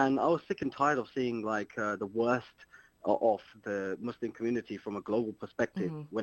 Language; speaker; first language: English; native; English